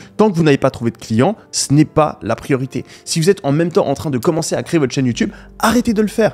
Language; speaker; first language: French; native; French